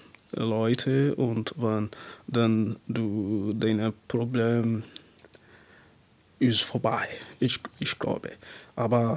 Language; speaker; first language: German; non-native, learner; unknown